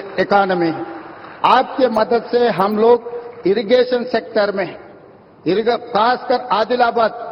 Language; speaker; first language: Hindi; non-native, local second language; Telugu